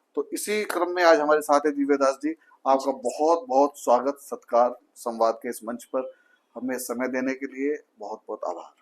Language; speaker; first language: Hindi; native; Hindi